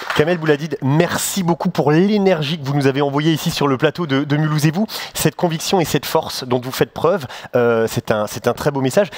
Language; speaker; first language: French; native; French